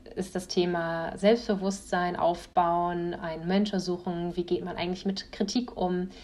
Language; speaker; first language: German; native; German